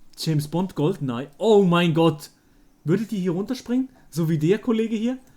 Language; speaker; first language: German; native; German